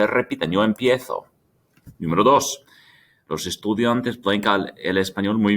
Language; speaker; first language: Spanish; non-native, fluent; English